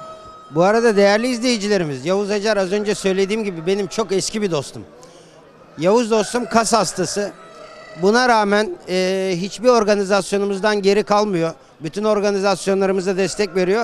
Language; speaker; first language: Turkish; native; Turkish